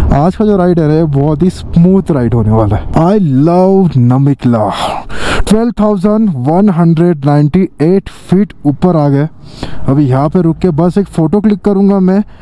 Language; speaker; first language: Hindi; non-native, local second language; Marathi